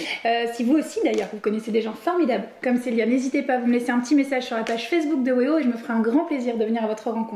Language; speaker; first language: French; native; French